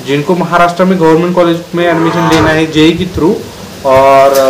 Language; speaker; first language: Hindi; non-native, local second language; Marathi